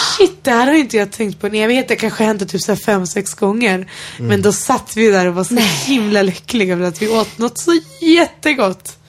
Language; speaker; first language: Swedish; early bilingual, other home language; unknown